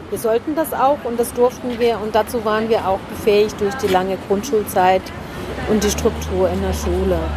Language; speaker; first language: German; early bilingual, heritage; German